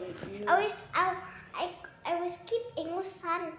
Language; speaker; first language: English; non-native, learner; Indonesian